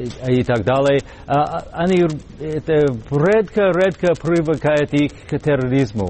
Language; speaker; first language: Russian; non-native, fluent; English